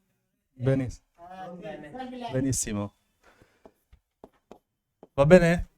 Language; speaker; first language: Italian; non-native, fluent; Hindi